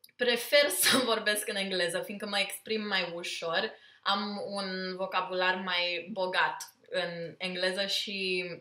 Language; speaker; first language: Romanian; early bilingual, heritage; Romanian